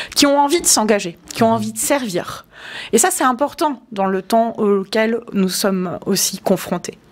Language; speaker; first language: French; native; French